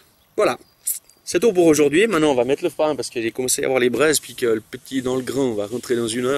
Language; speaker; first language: French; native; French